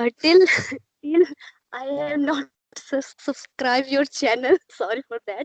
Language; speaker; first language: English; non-native, learner; Hindi